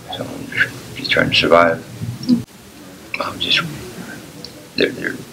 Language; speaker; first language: English; native; English